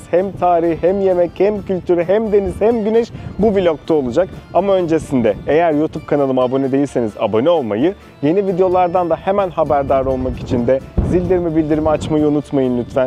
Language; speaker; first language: Turkish; native; Turkish